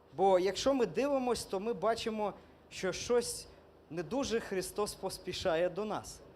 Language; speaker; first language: Ukrainian; non-native, local second language; Russian